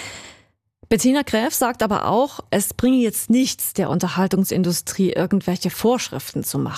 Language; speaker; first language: German; native; German